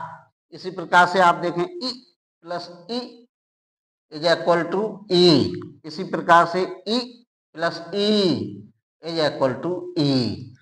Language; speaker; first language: Hindi; native; Hindi